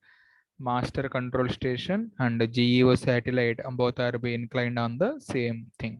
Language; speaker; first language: English; non-native, local second language; Telugu